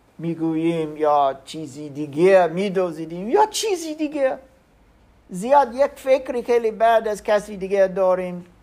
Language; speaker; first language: Persian; non-native, learner; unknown